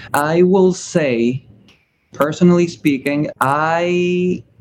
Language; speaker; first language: English; early bilingual, other home language; Spanish